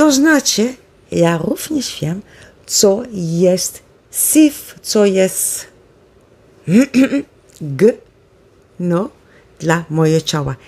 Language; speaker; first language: Polish; non-native, learner; Dutch